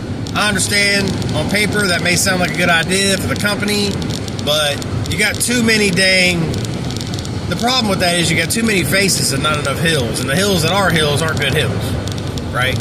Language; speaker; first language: English; native; English